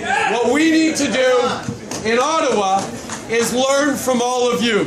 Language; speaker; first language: English; early bilingual, other home language; French